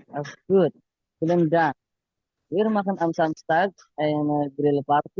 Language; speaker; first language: German; non-native, learner; Indonesian